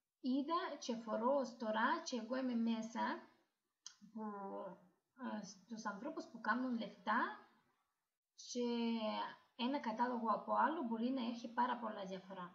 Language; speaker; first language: Greek; non-native, learner; Russian